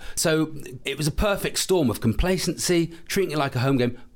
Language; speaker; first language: English; native; English